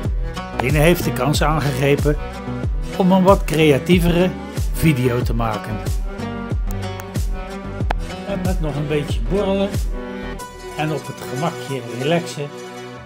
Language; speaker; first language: Dutch; native; Dutch